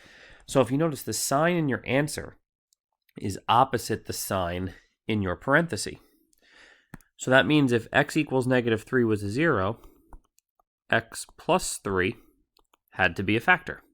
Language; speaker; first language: English; native; English